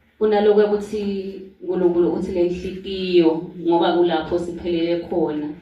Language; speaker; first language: Zulu; non-native, local second language; Swati